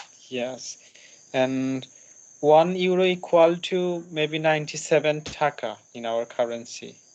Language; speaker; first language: English; non-native, learner; Bangla